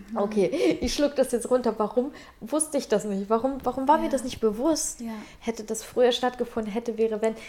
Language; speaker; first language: German; early bilingual, other home language; Russian